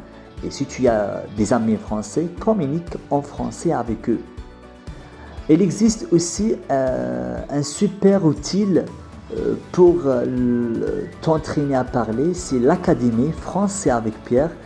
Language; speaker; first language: French; non-native, fluent; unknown